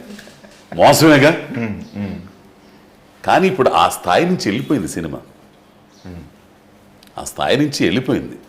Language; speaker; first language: Telugu; native; Telugu